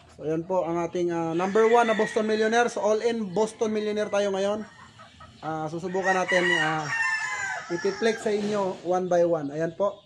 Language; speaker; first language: Filipino; native; Filipino